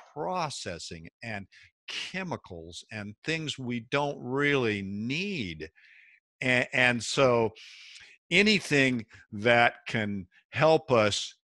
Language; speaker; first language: English; native; English